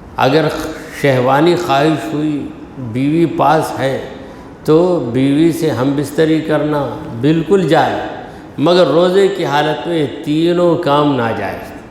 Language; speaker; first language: Urdu; native; Urdu